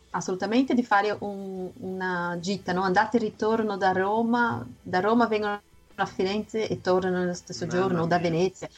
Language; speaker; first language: Italian; non-native, fluent; Portuguese